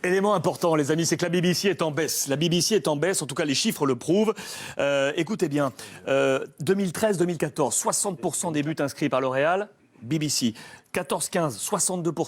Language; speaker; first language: French; native; French